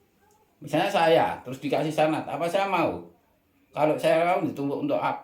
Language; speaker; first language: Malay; non-native, local second language; Javanese